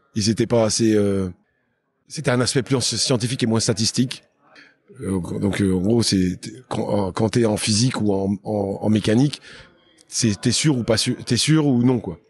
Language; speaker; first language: French; native; French